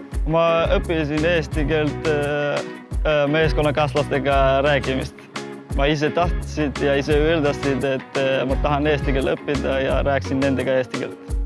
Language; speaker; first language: Estonian; non-native, fluent; Georgian